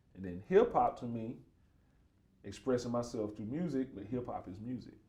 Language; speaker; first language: English; native; English